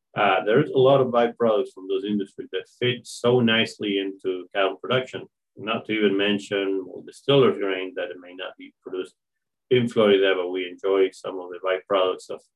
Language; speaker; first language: English; non-native, fluent; Spanish